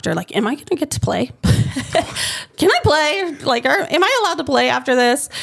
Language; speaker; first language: English; native; English